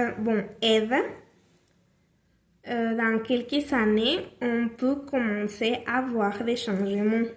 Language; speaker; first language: French; non-native, learner; Spanish